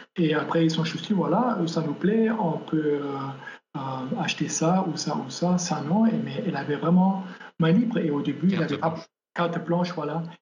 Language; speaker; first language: French; non-native, fluent; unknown